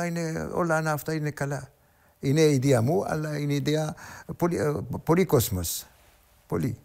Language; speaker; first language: Greek; non-native, learner; Arabic